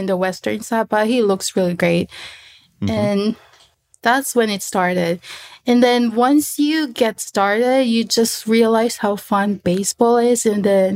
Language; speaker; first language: English; non-native, local second language; Filipino